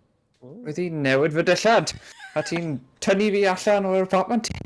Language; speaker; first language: Welsh; non-native, local second language; English